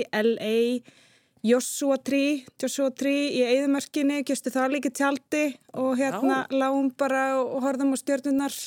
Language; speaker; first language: Icelandic; non-native, fluent; Dutch